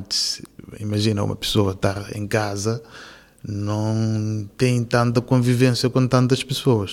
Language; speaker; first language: Portuguese; non-native, local second language; Kabuverdianu